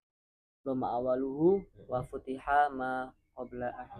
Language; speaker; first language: Arabic; non-native, learner; Indonesian